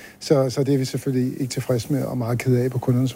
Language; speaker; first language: Danish; native; Danish